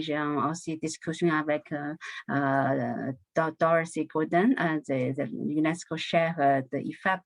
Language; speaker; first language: French; non-native, learner; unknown